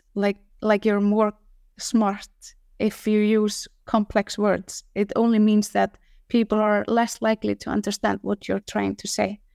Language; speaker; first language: English; non-native, fluent; Icelandic